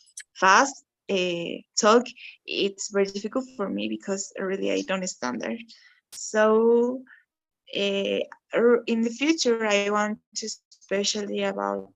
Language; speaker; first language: English; non-native, learner; Spanish